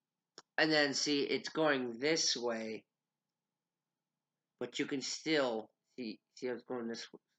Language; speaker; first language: English; native; English